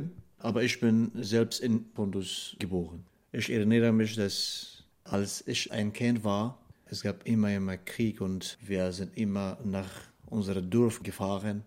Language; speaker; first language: German; non-native, fluent; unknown